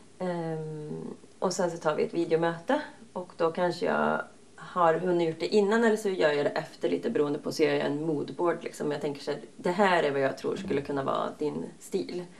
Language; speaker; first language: Swedish; native; Swedish